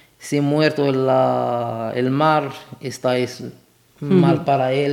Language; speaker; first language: Spanish; non-native, learner; Arabic